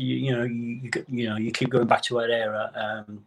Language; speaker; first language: English; native; English